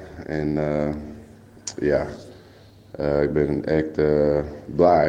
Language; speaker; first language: Dutch; non-native, learner; English